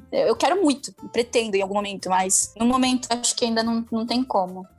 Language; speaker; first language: Portuguese; non-native, local second language; Spanish